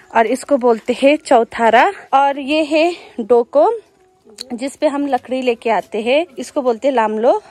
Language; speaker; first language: Hindi; non-native, local second language; Nepali